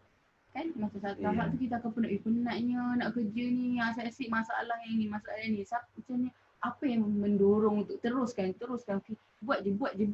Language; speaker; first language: Malay; native; Malay